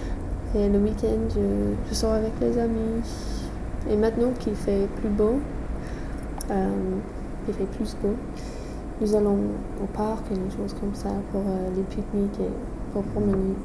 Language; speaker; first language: French; non-native, fluent; English